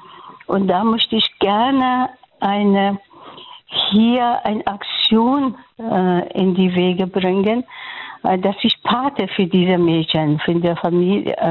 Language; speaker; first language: German; non-native, fluent; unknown